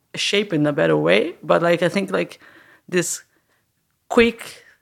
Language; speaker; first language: English; non-native, learner; Portuguese